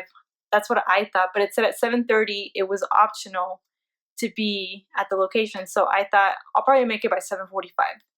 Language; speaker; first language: English; early bilingual, other home language; Spanish